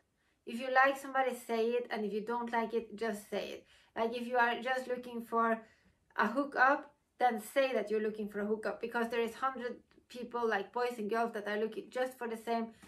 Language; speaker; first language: English; non-native, fluent; Norwegian